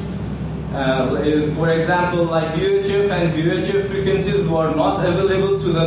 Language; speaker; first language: English; non-native, local second language; Nepali